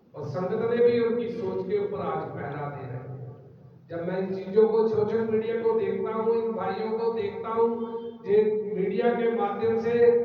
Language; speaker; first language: Hindi; non-native, local second language; Punjabi